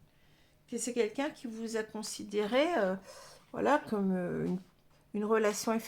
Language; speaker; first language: French; native; French